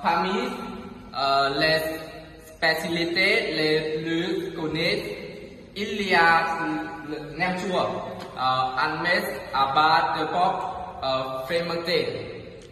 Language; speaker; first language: French; non-native, learner; Vietnamese